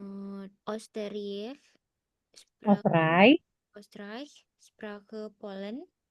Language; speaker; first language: German; non-native, learner; Indonesian